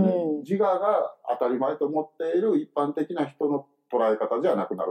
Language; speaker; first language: Japanese; native; Japanese